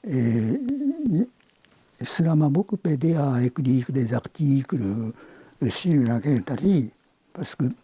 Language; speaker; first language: French; non-native, fluent; Japanese